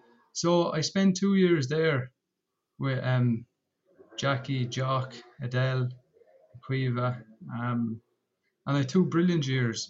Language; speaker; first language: English; native; English